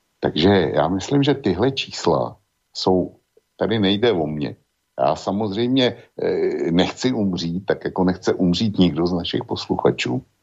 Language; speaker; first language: Czech; native; Czech